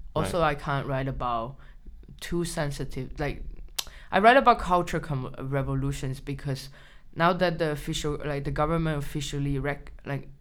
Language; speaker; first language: English; non-native, learner; Chinese